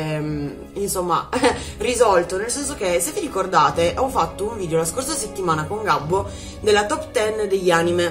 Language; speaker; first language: Italian; native; Italian